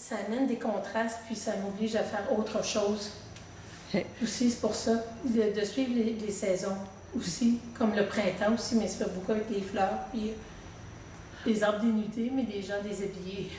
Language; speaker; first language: French; native; French